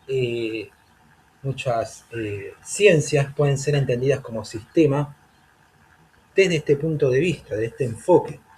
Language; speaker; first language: Spanish; native; Spanish